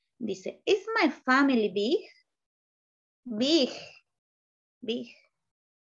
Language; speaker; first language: English; non-native, learner; Spanish